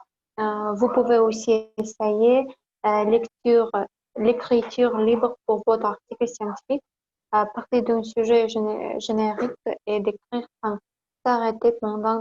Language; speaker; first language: French; non-native, learner; Kazakh